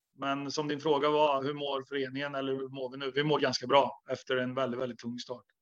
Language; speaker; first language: Swedish; native; Swedish